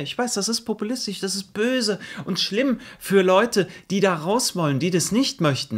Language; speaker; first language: German; native; German